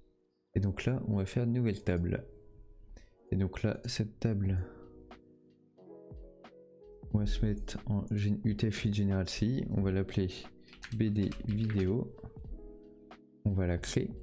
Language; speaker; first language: French; native; French